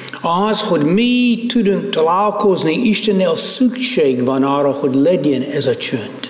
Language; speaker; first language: Hungarian; non-native, fluent; English